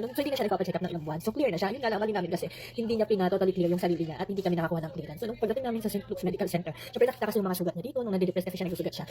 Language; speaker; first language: Filipino; native; Filipino